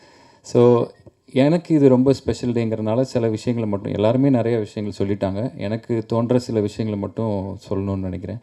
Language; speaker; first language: Tamil; native; Tamil